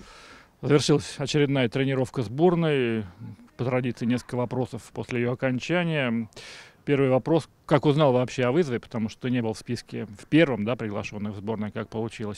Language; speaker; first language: Russian; native; Russian